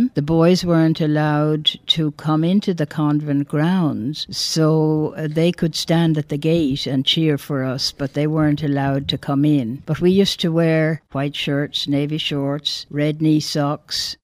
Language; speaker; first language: English; native; English